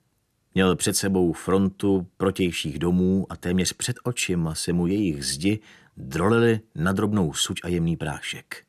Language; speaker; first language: Czech; native; Czech